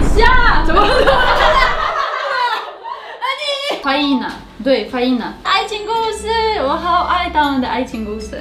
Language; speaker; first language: Chinese; non-native, fluent; Russian